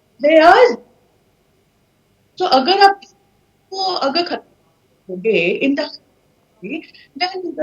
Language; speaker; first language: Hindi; native; Hindi